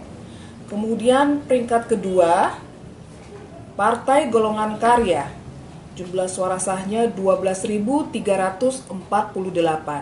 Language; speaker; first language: Indonesian; native; Indonesian